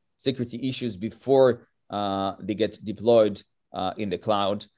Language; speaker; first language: English; non-native, fluent; French